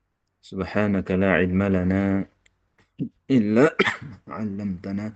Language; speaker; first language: Arabic; non-native, fluent; Indonesian